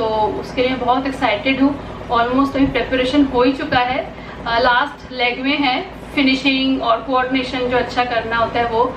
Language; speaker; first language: Hindi; non-native, local second language; Bangla